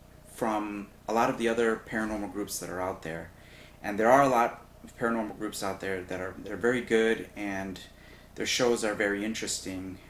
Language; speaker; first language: English; native; English